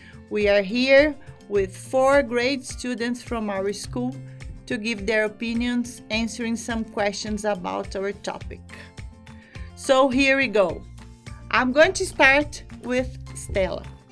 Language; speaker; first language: English; non-native, fluent; Portuguese